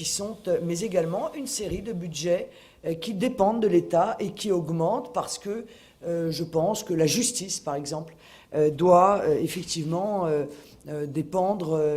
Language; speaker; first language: French; native; French